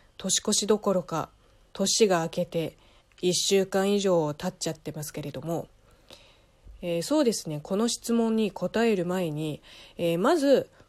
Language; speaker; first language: Japanese; non-native, fluent; Chinese